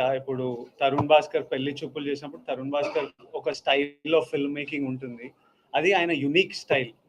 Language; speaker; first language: Telugu; native; Telugu